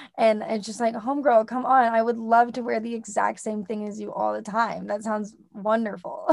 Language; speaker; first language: English; native; English